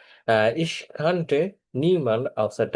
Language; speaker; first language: German; non-native, fluent; Bangla